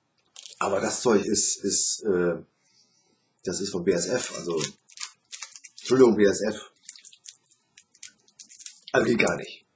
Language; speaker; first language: German; native; German